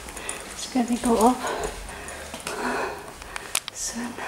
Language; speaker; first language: Norwegian; non-native, learner; Filipino